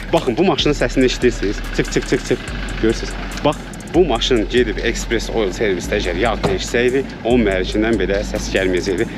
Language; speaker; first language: Azerbaijani; native; Azerbaijani